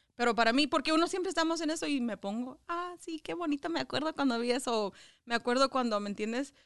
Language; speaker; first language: Spanish; early bilingual, heritage; Spanish